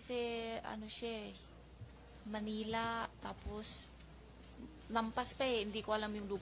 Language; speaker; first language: Filipino; non-native, learner; Chinese